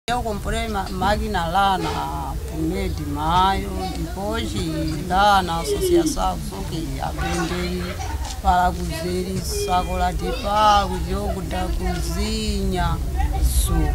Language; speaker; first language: Portuguese; non-native, learner; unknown